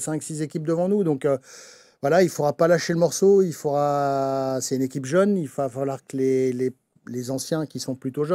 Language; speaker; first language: French; native; French